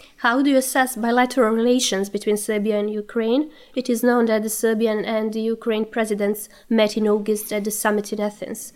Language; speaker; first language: English; non-native, fluent; Serbian